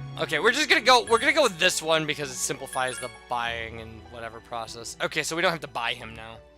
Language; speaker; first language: English; native; English